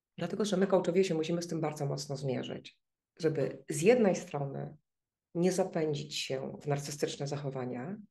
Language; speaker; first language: Polish; native; Polish